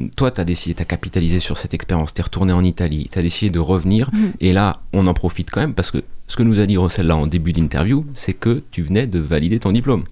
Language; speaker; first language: French; native; French